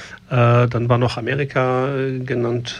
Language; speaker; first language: German; native; German